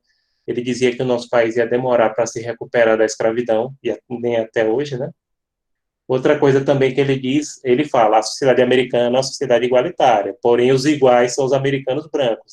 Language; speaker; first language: Portuguese; native; Portuguese